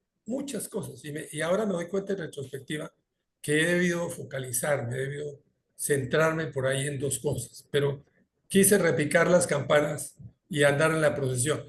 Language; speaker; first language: Spanish; native; Spanish